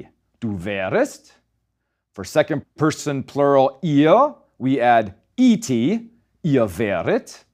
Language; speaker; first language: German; non-native, fluent; English